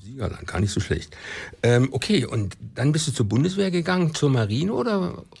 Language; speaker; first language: German; native; German